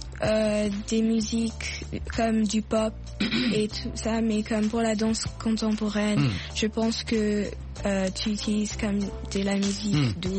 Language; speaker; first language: French; early bilingual, heritage; French